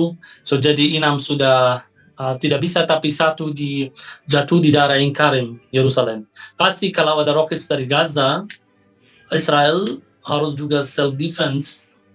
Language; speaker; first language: Indonesian; non-native, fluent; Arabic